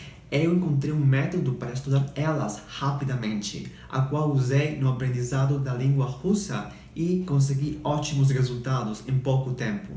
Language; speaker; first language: Portuguese; non-native, fluent; Spanish